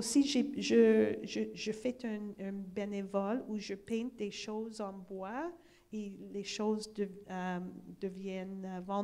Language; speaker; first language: French; non-native, fluent; English